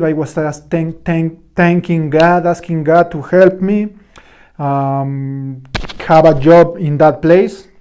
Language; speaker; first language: English; non-native, fluent; Spanish